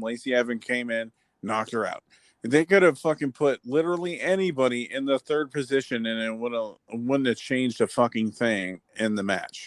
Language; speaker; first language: English; native; English